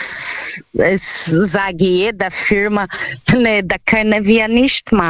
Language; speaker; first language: German; non-native, learner; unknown